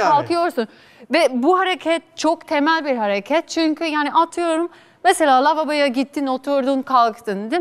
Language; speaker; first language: Turkish; non-native, fluent; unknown